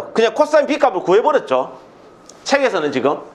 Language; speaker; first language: Korean; native; Korean